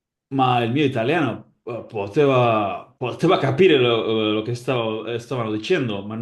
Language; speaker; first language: Italian; non-native, learner; Spanish